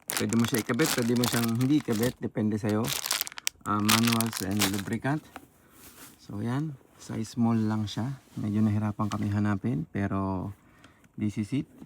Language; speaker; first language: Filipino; native; Filipino